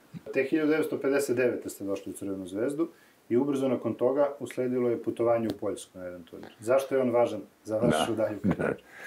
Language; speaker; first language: Serbian; native; Serbian